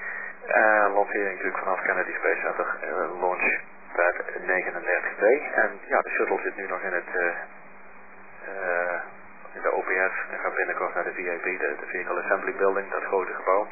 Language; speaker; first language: Dutch; native; Dutch